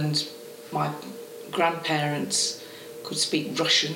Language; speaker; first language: English; non-native, local second language; Estonian